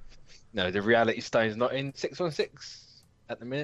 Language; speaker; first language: English; native; English